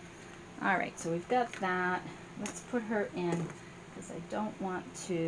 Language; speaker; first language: English; native; English